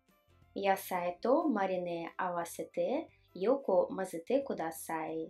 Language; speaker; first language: Japanese; non-native, fluent; Russian